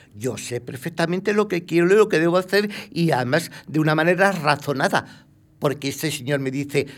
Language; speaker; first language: Spanish; native; Spanish